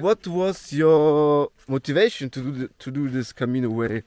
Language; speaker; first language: English; non-native, fluent; German